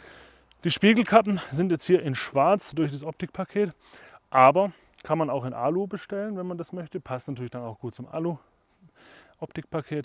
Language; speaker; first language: German; native; German